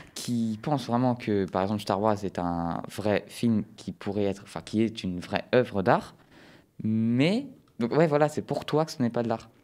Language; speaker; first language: French; native; French